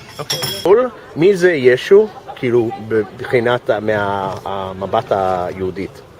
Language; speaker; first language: Hebrew; non-native, fluent; English